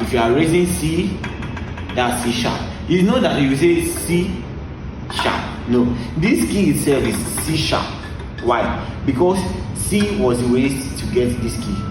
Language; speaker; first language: English; non-native, local second language; Yoruba